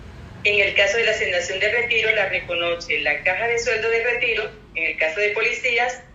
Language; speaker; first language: Spanish; native; Spanish